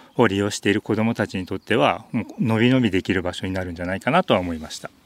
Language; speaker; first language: Japanese; native; Japanese